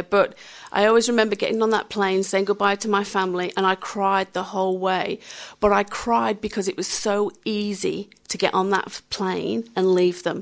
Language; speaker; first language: English; native; English